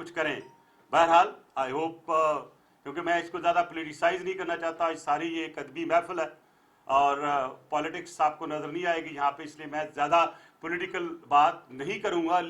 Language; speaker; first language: Urdu; native; Urdu